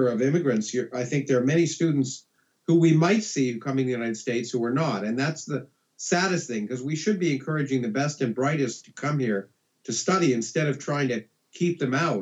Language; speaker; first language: English; native; English